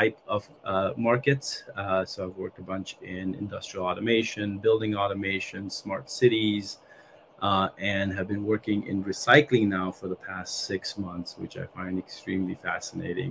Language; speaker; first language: English; non-native, local second language; Nepali